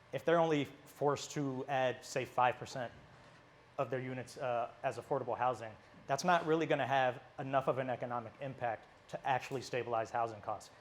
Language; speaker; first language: English; native; English